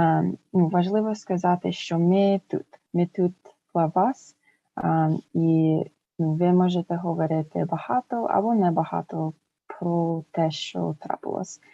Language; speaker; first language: Ukrainian; early bilingual, heritage; English